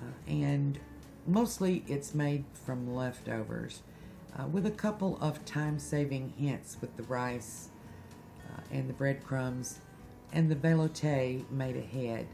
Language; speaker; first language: English; native; English